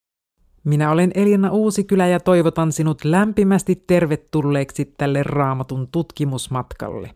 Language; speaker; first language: Finnish; native; Finnish